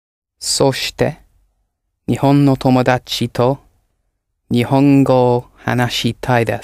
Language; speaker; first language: Japanese; non-native, learner; English